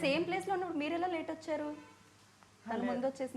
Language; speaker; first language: Telugu; native; Telugu